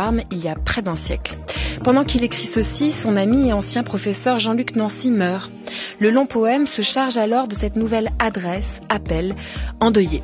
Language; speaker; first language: French; native; French